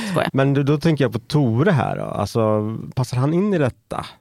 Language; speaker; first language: Swedish; native; Swedish